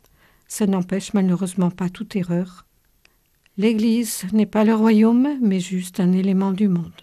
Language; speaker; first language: French; native; French